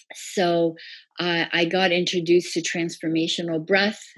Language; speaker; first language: English; early bilingual, other home language; Persian